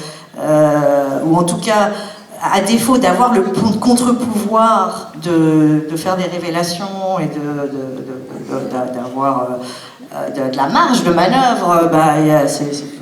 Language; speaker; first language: French; native; French